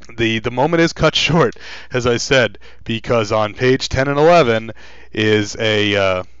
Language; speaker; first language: English; native; English